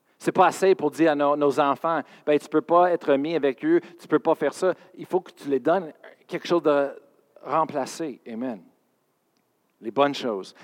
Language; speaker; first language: French; non-native, fluent; English